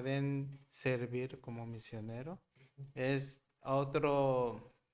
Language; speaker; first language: Spanish; non-native, learner; Korean